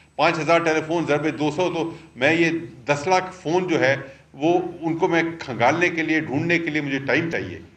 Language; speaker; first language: Urdu; non-native, local second language; Pashto